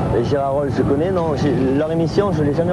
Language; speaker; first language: French; native; French